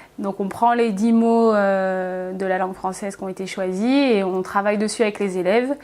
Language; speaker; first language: French; native; French